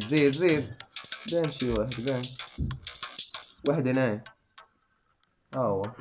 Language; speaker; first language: Arabic; native; Arabic